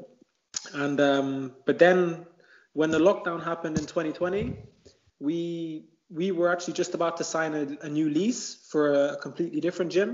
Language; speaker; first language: English; native; English